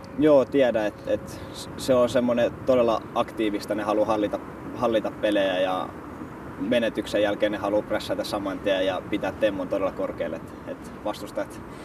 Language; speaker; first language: Finnish; native; Finnish